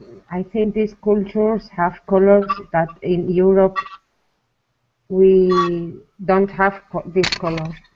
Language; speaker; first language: English; non-native, learner; Spanish